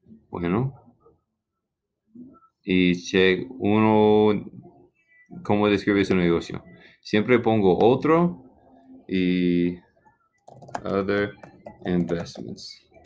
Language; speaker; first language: Spanish; non-native, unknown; English